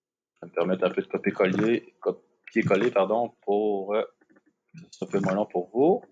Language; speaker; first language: French; native; French